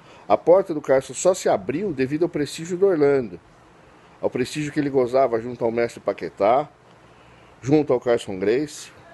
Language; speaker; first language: Portuguese; native; Portuguese